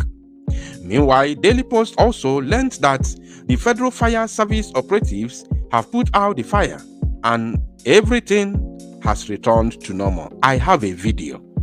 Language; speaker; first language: English; non-native, local second language; Igbo